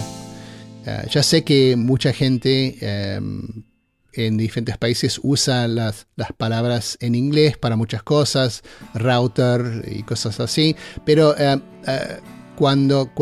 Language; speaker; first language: Spanish; native; Spanish